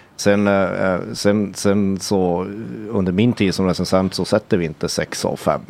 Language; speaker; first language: Swedish; native; Swedish